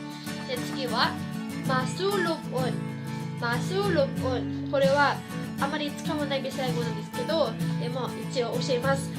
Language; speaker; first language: Japanese; non-native, fluent; Filipino